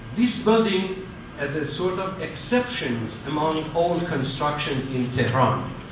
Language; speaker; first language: English; non-native, fluent; Persian